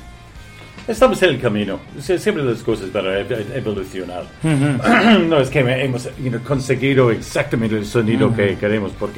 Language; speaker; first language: Spanish; non-native, fluent; English